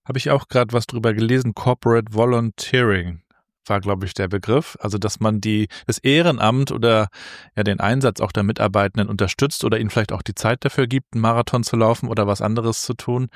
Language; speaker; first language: German; native; German